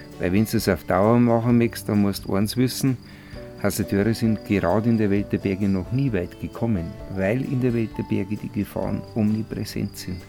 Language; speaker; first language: German; native; German